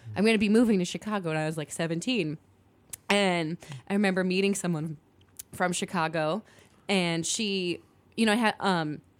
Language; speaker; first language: English; native; English